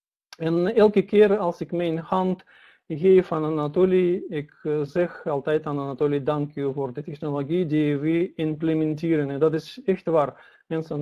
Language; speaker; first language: Dutch; non-native, learner; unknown